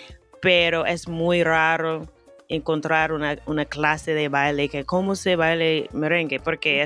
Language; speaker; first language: Spanish; non-native, fluent; English